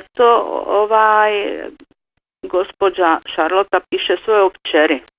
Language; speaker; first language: Bosnian; non-native, fluent; Czech